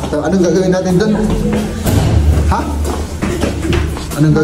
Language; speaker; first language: Filipino; native; Filipino